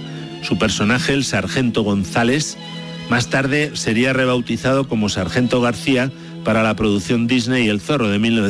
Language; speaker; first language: Spanish; native; Spanish